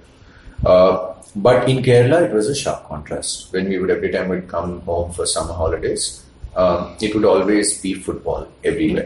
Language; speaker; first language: English; non-native, local second language; Malayalam